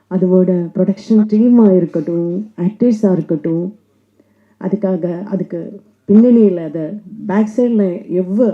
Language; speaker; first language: Tamil; non-native, local second language; Malayalam